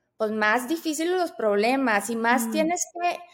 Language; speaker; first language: Spanish; native; Spanish